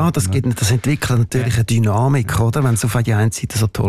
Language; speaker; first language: German; native; German